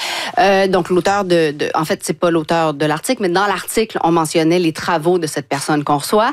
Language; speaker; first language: French; native; French